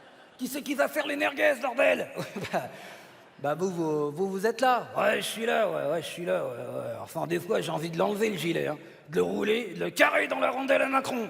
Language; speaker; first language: French; native; French